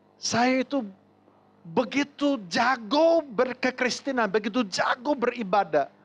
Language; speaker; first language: Indonesian; non-native, fluent; English